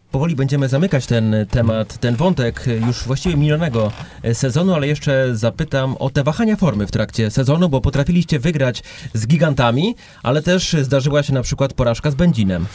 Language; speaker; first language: Polish; native; Polish